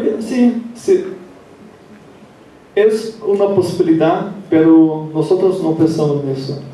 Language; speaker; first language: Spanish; non-native, learner; Portuguese